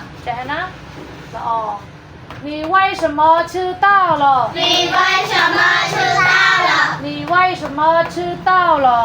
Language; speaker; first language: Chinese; non-native, fluent; Khmer